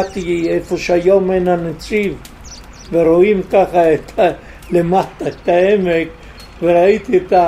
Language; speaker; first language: Hebrew; non-native, fluent; Italian